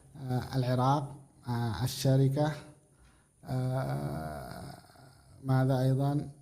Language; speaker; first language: Arabic; non-native, fluent; Indonesian